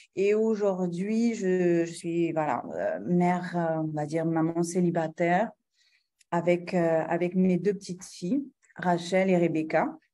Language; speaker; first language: French; non-native, local second language; Arabic